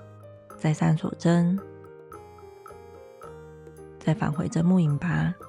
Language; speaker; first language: Chinese; native; Chinese